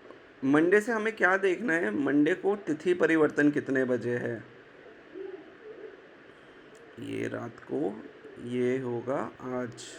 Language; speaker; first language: Hindi; native; Hindi